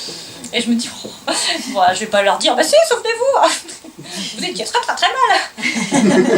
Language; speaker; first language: French; native; French